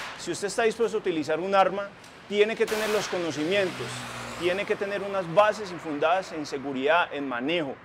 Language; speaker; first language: Spanish; native; Spanish